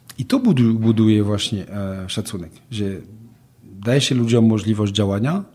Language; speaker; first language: Polish; non-native, fluent; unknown